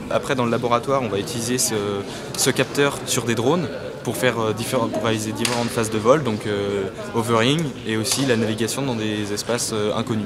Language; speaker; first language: French; native; French